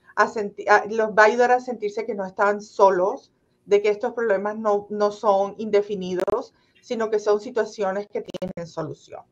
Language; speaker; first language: Spanish; native; Spanish